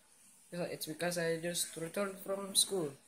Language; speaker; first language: English; non-native, local second language; Indonesian